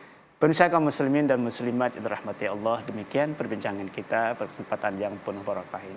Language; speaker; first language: Indonesian; native; Indonesian